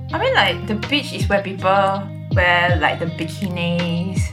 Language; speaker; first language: English; non-native, local second language; Chinese